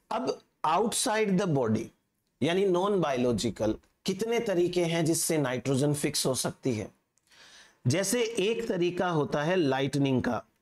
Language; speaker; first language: Hindi; native; Hindi